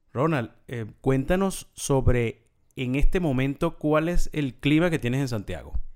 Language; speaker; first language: Spanish; native; Spanish